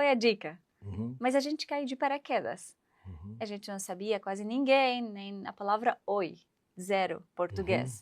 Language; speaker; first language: Portuguese; non-native, fluent; Arabic